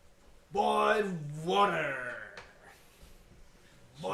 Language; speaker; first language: English; non-native, learner; Japanese